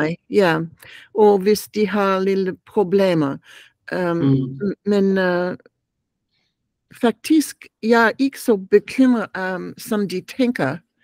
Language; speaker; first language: Danish; non-native, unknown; English